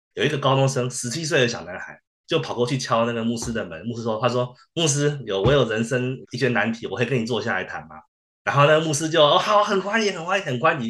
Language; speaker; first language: Chinese; early bilingual, heritage; Chinese